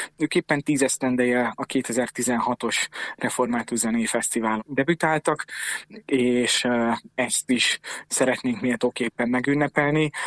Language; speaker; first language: Hungarian; native; Hungarian